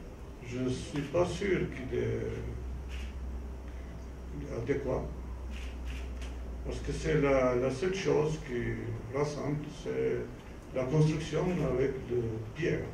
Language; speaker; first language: French; non-native, fluent; Albanian